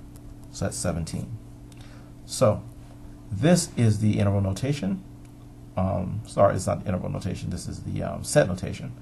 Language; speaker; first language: English; native; English